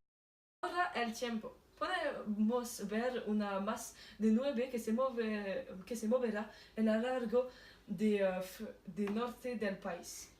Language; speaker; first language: Spanish; non-native, learner; French